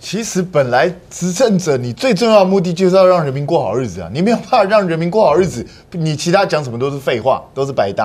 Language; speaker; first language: Chinese; native; Chinese